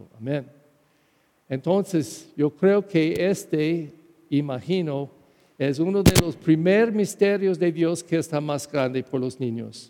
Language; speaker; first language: Spanish; non-native, fluent; English